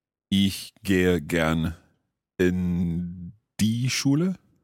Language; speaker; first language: German; non-native, learner; English